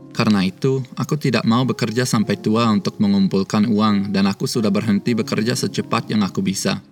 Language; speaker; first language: Indonesian; early bilingual, other home language; Swiss German